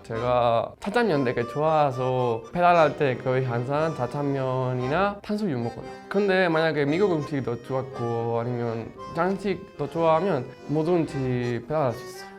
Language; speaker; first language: Korean; non-native, learner; Spanish